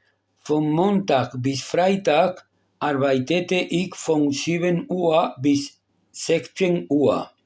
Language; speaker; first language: German; non-native, learner; Spanish